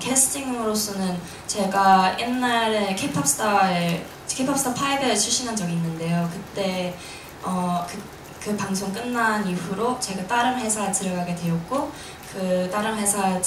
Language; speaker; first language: Korean; early bilingual, heritage; Korean